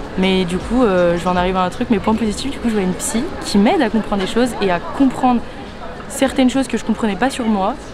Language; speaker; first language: French; native; French